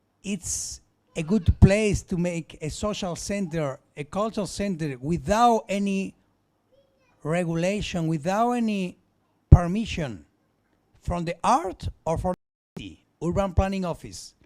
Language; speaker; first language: English; non-native, learner; Spanish